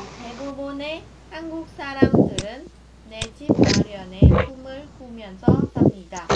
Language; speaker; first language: Korean; non-native, fluent; Vietnamese